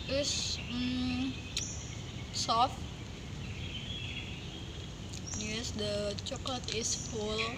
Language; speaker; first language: English; non-native, learner; Indonesian